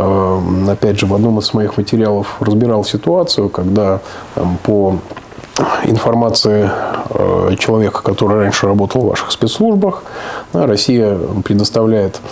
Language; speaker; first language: Russian; native; Russian